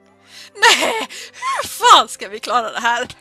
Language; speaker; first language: Swedish; native; Swedish